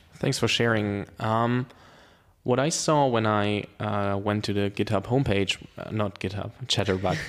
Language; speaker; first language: English; non-native, fluent; German